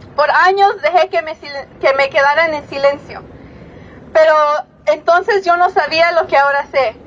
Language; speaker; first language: Spanish; early bilingual, other home language; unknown